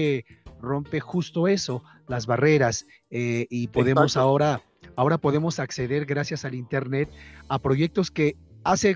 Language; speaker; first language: Spanish; native; Spanish